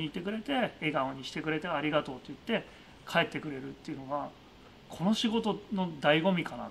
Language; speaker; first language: Japanese; native; Japanese